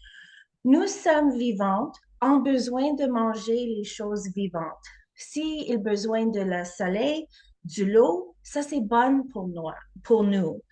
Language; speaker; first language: French; non-native, fluent; English